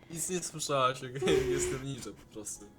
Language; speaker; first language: Polish; early bilingual, heritage; Polish